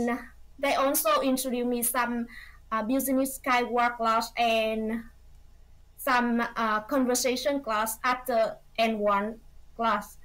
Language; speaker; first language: English; non-native, fluent; Vietnamese